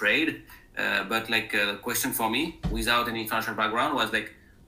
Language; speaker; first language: English; non-native, fluent; French